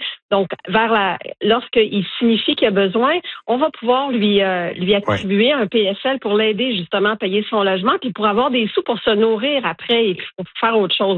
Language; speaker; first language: French; native; French